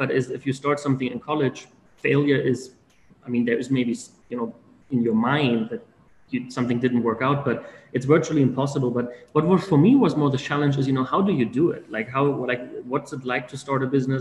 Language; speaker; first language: English; non-native, fluent; German